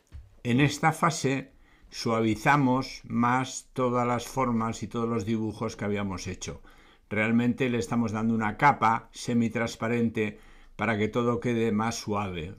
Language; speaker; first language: Spanish; native; Spanish